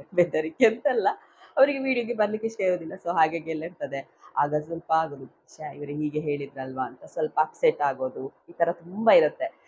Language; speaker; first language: Kannada; non-native, local second language; Tulu